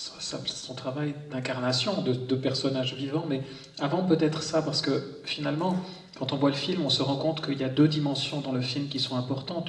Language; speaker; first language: French; native; French